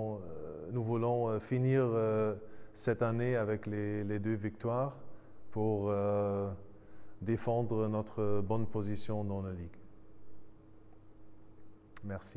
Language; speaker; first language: French; non-native, fluent; German